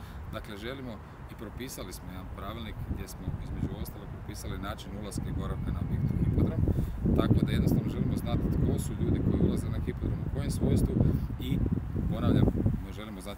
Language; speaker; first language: Croatian; native; Croatian